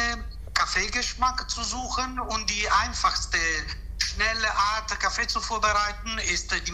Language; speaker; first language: German; non-native, fluent; Italian